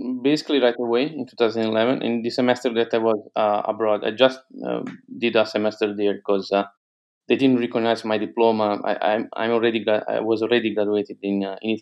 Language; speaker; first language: English; non-native, fluent; Italian